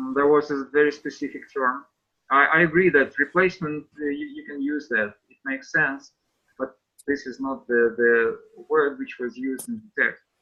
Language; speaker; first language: English; non-native, fluent; Russian